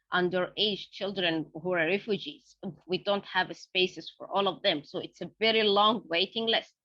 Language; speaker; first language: English; non-native, fluent; Arabic